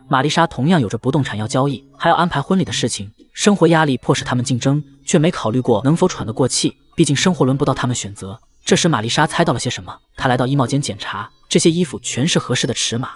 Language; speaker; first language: Chinese; native; Chinese